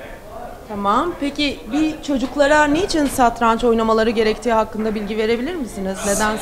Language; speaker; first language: Turkish; native; Turkish